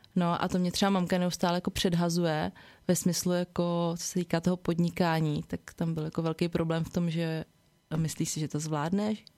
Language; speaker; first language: Czech; early bilingual, other home language; Vietnamese